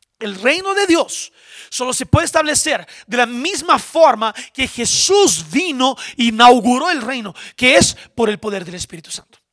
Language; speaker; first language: Spanish; non-native, fluent; Portuguese